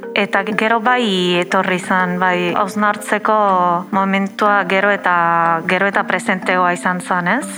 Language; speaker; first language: Basque; non-native, fluent; Italian